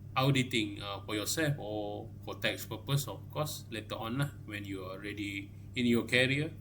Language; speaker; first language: English; non-native, local second language; Malay